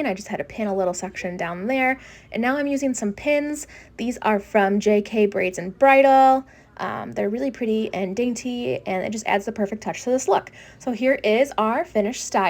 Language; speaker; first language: English; native; English